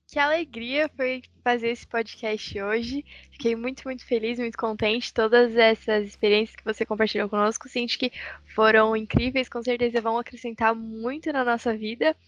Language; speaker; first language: Portuguese; native; Portuguese